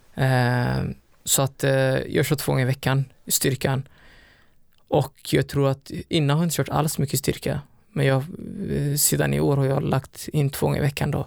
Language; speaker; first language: Swedish; early bilingual, other home language; Somali